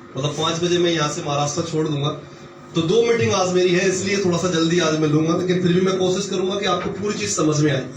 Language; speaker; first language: Hindi; native; Hindi